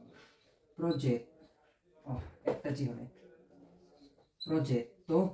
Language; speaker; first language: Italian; non-native, fluent; Bangla